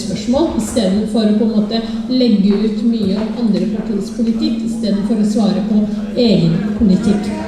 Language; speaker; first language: Norwegian; early bilingual, other home language; Somali